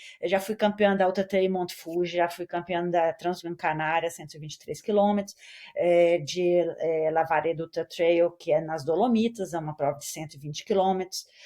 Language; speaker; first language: Portuguese; native; Portuguese